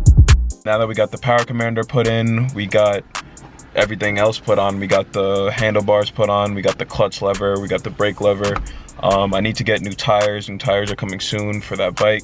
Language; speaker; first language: English; native; English